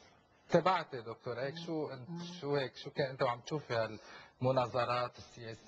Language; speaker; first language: Arabic; native; Arabic